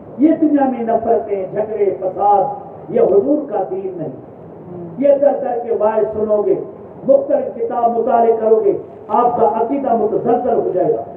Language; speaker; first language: Urdu; non-native, local second language; Sindhi